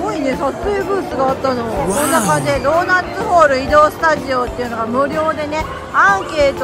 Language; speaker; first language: Japanese; native; Japanese